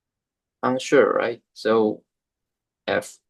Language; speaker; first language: English; non-native, learner; Chinese